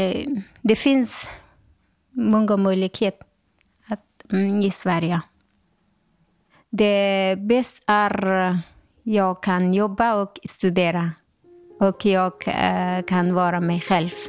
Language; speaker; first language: Swedish; non-native, local second language; Persian